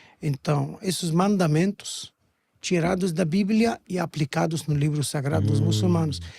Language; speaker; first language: Portuguese; non-native, fluent; Arabic